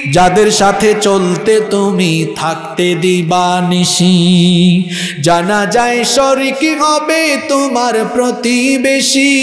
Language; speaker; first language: Bangla; native; Bangla